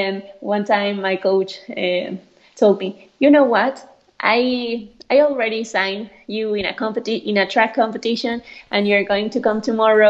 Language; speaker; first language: English; non-native, fluent; Spanish